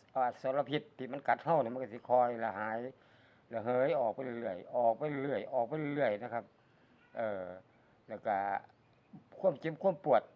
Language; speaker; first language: Thai; native; Thai